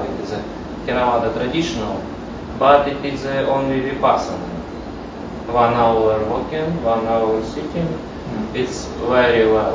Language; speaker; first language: English; non-native, learner; Russian